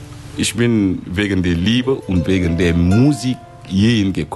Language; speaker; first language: German; non-native, fluent; Wolof